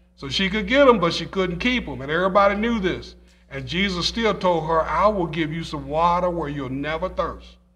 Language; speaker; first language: English; native; English